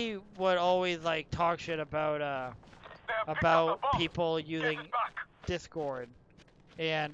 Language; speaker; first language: English; native; English